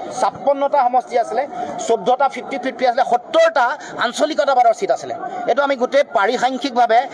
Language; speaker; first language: Assamese; native; Assamese